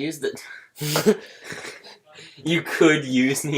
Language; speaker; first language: English; native; English